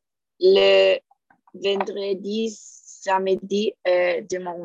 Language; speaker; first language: French; non-native, learner; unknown